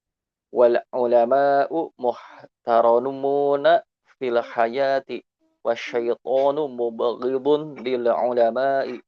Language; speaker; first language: Arabic; non-native, learner; Indonesian